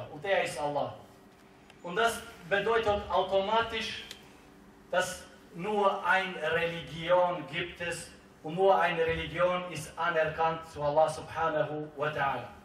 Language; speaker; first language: German; non-native, learner; Albanian